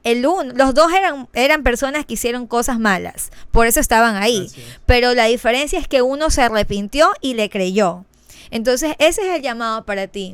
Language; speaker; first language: Spanish; native; Spanish